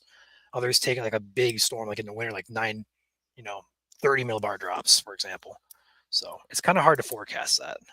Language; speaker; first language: English; native; English